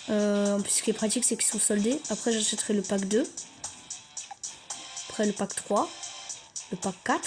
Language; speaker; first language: French; native; French